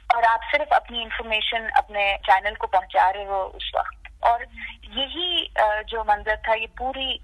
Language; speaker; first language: Hindi; native; Hindi